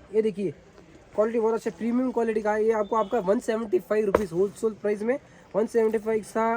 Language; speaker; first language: Hindi; non-native, local second language; Kannada